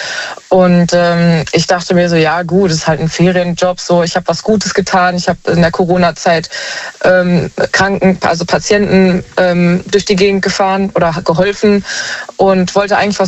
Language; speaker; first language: German; native; German